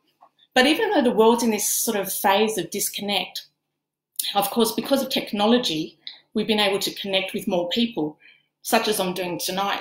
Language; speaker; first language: English; native; English